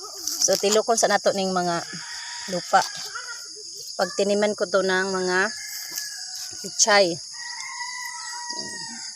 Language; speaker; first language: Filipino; non-native, local second language; Cebuano